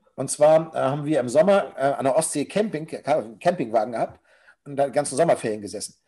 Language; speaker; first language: German; native; German